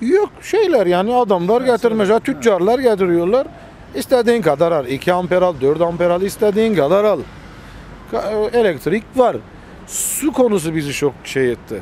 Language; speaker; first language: Turkish; non-native, fluent; Armenian